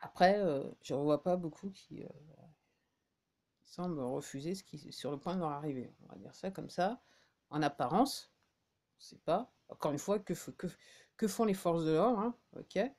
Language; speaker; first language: French; native; French